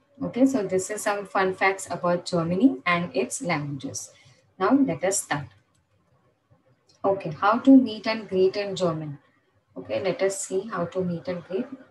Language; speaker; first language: English; non-native, local second language; Marathi